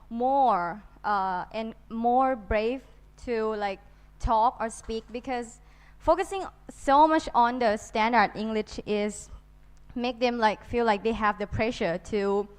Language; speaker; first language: English; non-native, learner; Thai